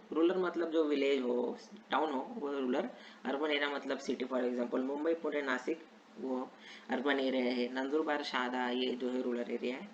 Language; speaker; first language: Hindi; non-native, local second language; Marathi